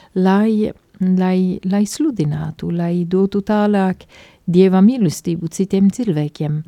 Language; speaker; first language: Latvian; non-native, fluent; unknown